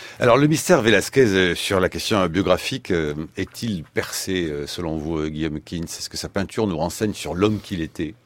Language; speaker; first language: French; native; French